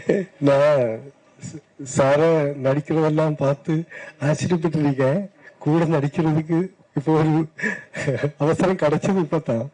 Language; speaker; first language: Tamil; non-native, learner; Malayalam